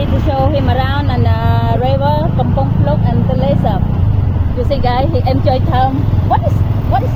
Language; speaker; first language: English; non-native, learner; Khmer